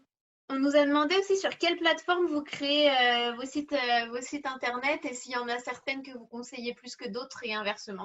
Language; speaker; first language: French; native; French